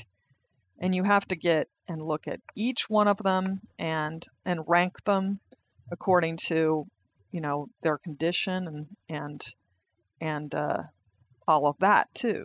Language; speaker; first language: English; native; English